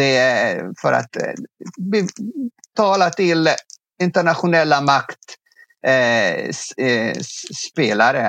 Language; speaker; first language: Swedish; non-native, fluent; Arabic